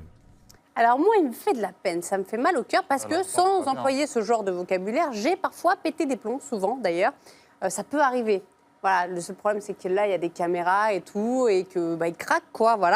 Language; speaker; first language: French; native; French